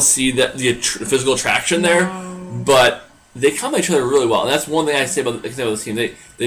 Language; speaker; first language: English; native; English